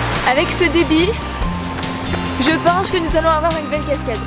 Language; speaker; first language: French; native; French